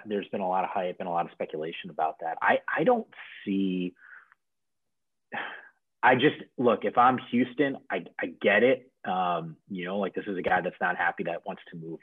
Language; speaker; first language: English; native; English